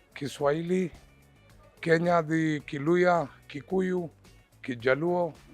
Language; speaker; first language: Punjabi; early bilingual, heritage; Punjabi